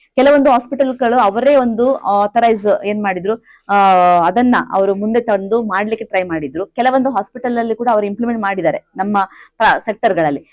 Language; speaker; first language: Kannada; native; Kannada